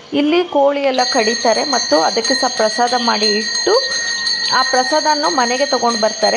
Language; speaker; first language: Kannada; non-native, local second language; Tulu